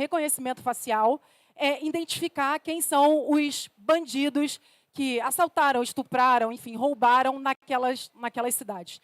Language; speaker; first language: Portuguese; native; Portuguese